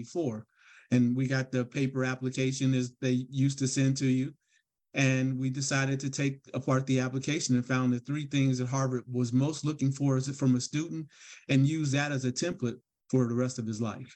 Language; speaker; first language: English; native; English